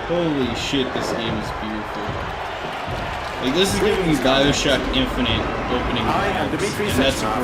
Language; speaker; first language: English; native; English